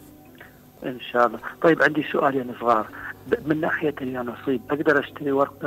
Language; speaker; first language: Arabic; native; Arabic